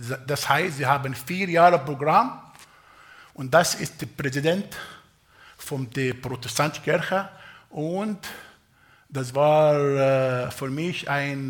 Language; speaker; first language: German; non-native, fluent; Arabic